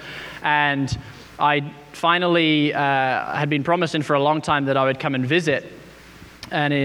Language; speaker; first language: English; native; English